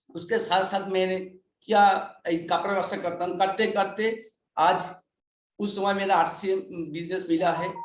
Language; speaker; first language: Hindi; non-native, local second language; Bangla